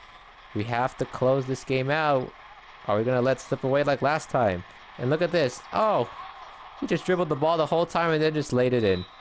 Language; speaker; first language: English; native; English